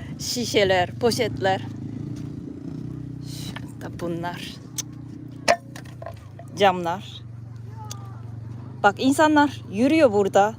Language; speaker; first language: Turkish; non-native, fluent; Japanese